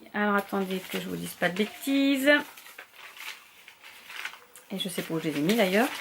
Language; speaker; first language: French; native; French